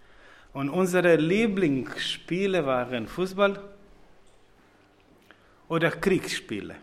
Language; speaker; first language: German; non-native, fluent; Croatian